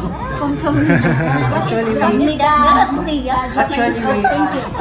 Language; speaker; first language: Japanese; non-native, learner; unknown